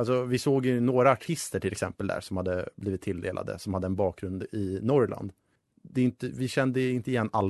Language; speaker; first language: Swedish; native; Swedish